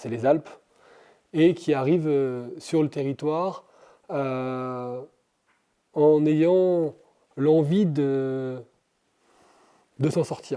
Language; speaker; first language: French; native; French